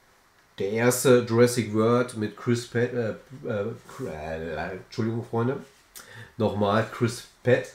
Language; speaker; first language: German; native; German